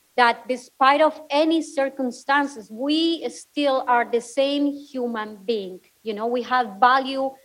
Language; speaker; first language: English; non-native, fluent; Spanish